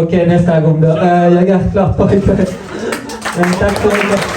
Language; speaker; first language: Swedish; non-native, fluent; French